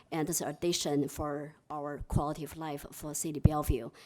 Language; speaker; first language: English; non-native, fluent; Chinese